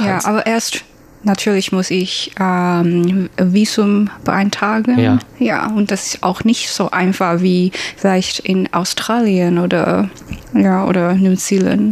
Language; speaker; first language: German; non-native, learner; Chinese